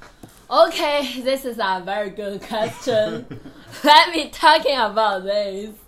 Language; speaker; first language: English; non-native, learner; Chinese